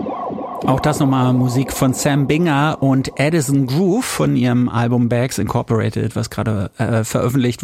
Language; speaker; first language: German; native; German